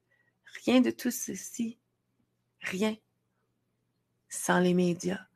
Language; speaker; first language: French; native; French